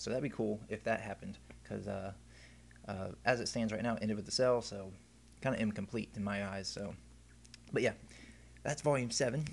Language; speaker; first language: English; native; English